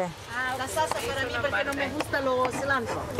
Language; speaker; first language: Spanish; non-native, learner; Italian